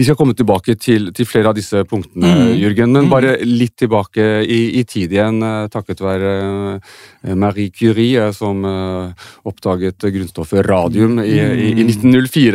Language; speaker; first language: Norwegian; native; Norwegian